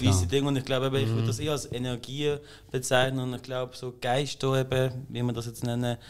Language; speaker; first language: German; native; German